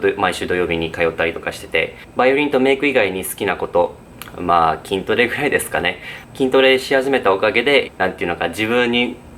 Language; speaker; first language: Japanese; early bilingual, heritage; Japanese